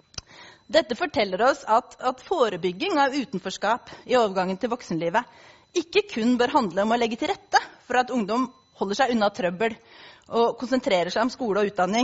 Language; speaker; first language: Norwegian; native; Norwegian